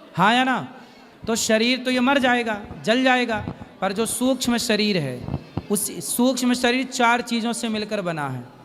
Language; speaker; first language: Hindi; native; Hindi